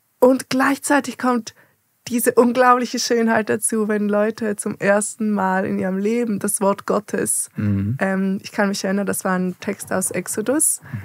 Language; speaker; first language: German; native; German